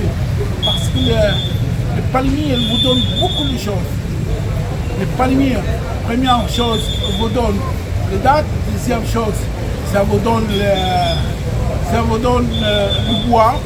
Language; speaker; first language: French; non-native, learner; Arabic